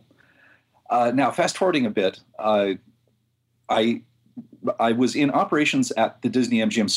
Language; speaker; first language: English; native; English